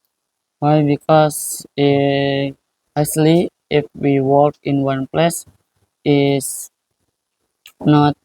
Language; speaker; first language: English; non-native, learner; Indonesian